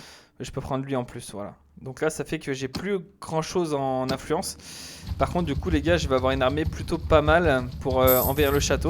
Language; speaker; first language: French; native; French